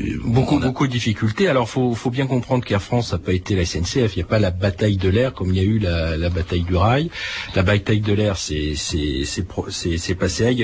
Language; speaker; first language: French; native; French